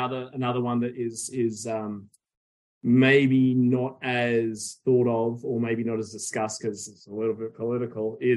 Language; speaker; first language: English; native; English